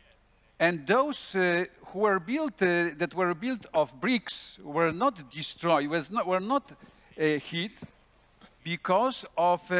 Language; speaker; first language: English; non-native, fluent; Polish